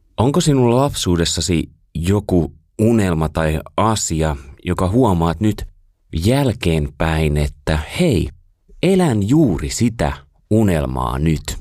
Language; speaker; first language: Finnish; native; Finnish